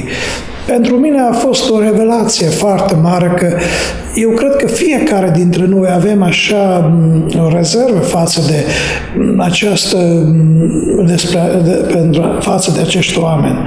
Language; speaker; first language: Romanian; non-native, fluent; Hungarian